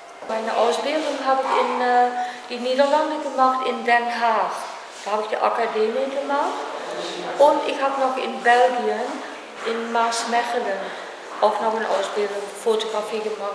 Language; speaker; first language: German; non-native, learner; Dutch